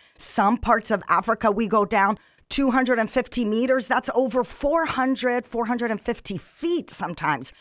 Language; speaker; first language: English; non-native, fluent; Arabic